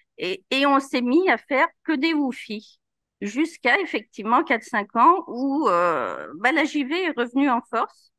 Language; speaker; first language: French; native; French